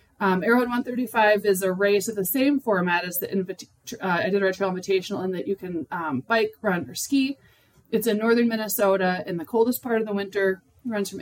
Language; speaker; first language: English; native; English